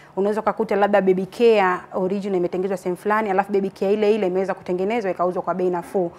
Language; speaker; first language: Swahili; native; Swahili